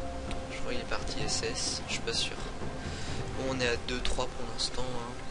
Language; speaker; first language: French; native; French